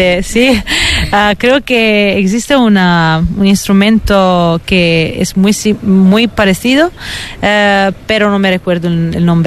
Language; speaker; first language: Spanish; non-native, fluent; Italian